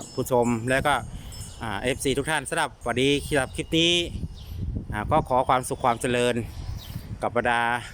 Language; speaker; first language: Thai; native; Thai